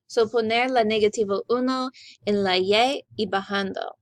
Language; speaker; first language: Spanish; non-native, learner; English